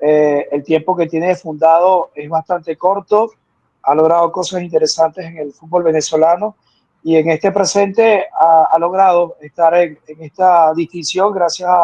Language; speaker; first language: Spanish; native; Spanish